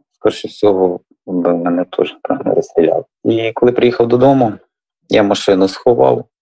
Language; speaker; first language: Ukrainian; native; Ukrainian